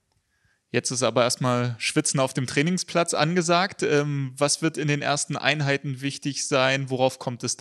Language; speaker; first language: German; native; German